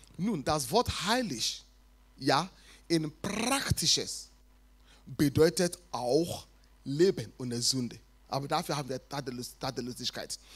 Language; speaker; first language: German; non-native, fluent; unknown